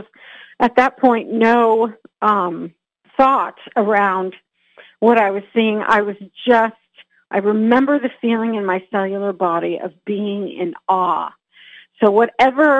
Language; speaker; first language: English; native; English